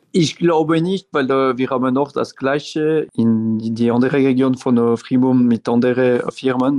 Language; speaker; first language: German; non-native, local second language; French